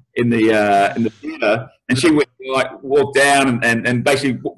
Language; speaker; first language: English; native; English